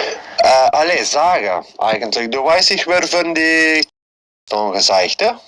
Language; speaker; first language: German; non-native, learner; Dutch